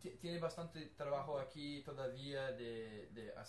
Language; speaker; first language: Spanish; non-native, learner; English